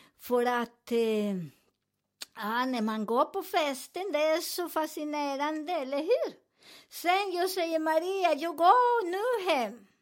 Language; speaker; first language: Swedish; non-native, fluent; Spanish